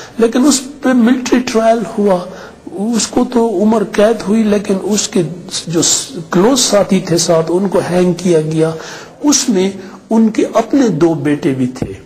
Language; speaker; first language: Urdu; non-native, local second language; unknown